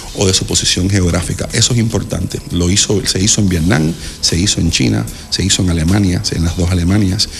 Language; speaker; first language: Spanish; native; Spanish